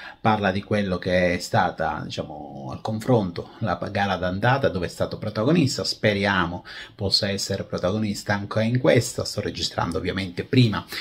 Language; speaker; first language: Italian; native; Italian